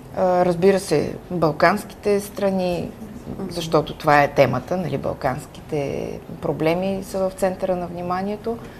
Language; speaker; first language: Bulgarian; native; Bulgarian